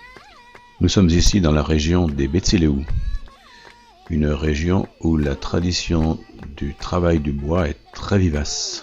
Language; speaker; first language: French; native; French